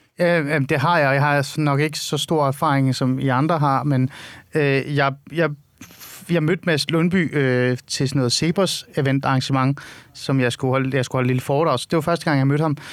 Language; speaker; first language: Danish; early bilingual, other home language; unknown